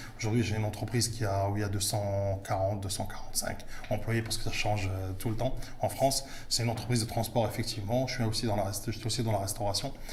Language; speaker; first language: French; early bilingual, other home language; Arabic